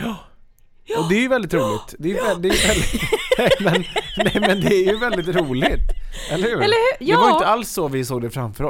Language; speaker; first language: Swedish; native; Swedish